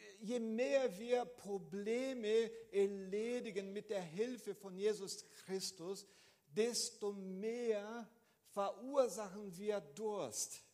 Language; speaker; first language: German; non-native, fluent; Portuguese